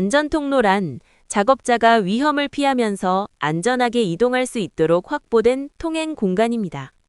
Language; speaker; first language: Korean; non-native, learner; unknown